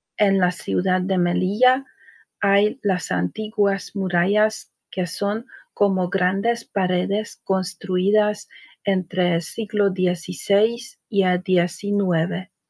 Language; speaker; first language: Spanish; native; Spanish